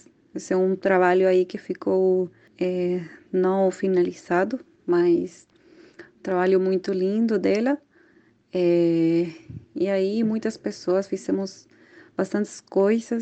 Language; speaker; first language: Portuguese; non-native, fluent; Spanish